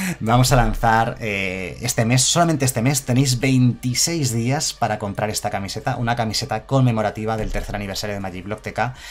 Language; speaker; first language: Spanish; native; Spanish